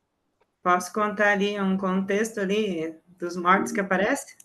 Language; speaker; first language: Portuguese; native; Portuguese